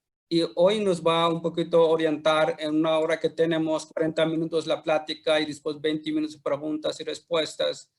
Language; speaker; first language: Spanish; non-native, fluent; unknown